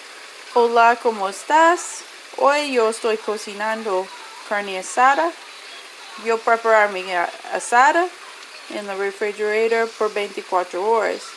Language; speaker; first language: Spanish; non-native, learner; English